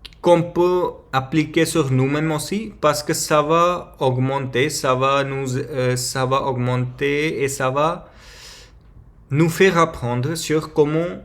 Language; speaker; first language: French; non-native, learner; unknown